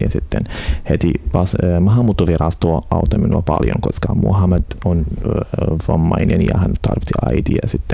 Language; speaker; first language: Finnish; non-native, learner; Arabic